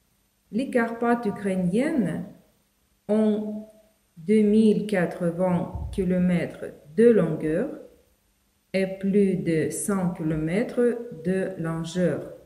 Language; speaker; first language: French; non-native, fluent; Ukrainian